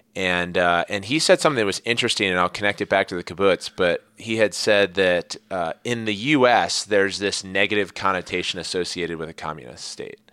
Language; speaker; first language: English; early bilingual, other home language; Arabic